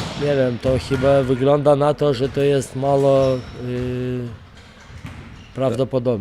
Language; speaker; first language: Polish; non-native, fluent; Lithuanian